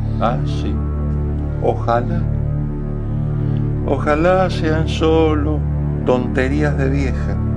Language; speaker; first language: Spanish; native; Spanish